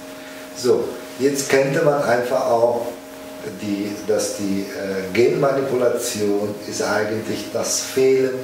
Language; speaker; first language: German; non-native, fluent; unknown